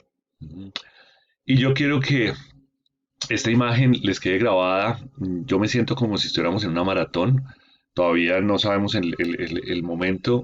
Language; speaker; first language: Spanish; native; Spanish